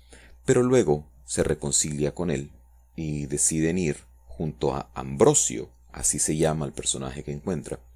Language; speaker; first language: Spanish; native; Spanish